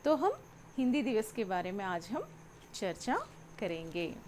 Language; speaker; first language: Hindi; non-native, local second language; Telugu